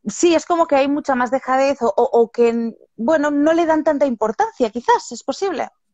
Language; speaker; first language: Spanish; native; Spanish